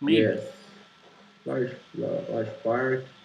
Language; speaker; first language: English; non-native, learner; Portuguese